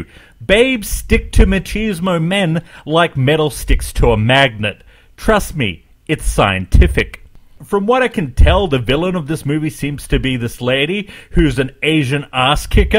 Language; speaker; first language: English; native; English